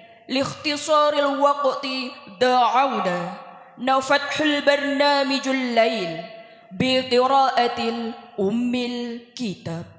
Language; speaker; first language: Arabic; non-native, learner; Indonesian